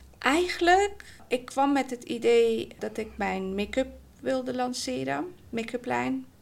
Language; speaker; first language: Dutch; early bilingual, other home language; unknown